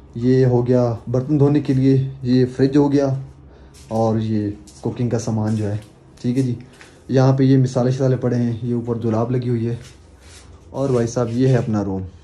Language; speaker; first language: Urdu; non-native, local second language; Punjabi